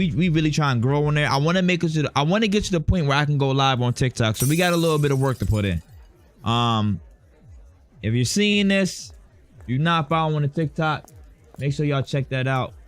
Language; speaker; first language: English; native; English